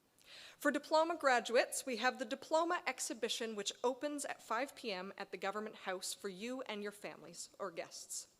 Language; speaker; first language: English; native; English